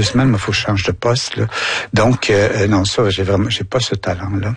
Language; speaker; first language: French; native; French